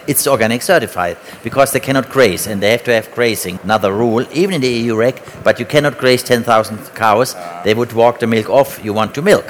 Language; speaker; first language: English; non-native, fluent; German